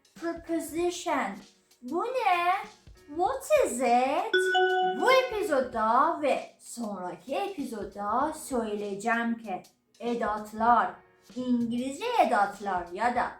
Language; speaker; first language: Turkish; non-native, learner; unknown